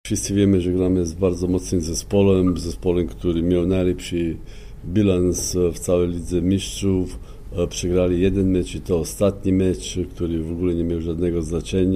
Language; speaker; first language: Polish; non-native, fluent; Slovenian